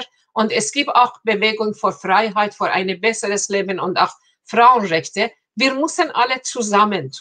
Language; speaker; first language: German; non-native, fluent; Persian